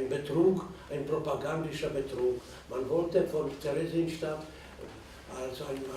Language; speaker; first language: German; non-native, fluent; Czech